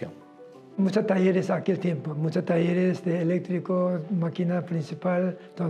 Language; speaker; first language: Spanish; non-native, learner; Korean